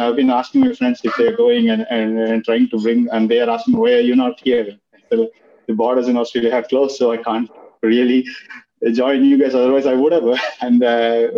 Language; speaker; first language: English; non-native, local second language; Tamil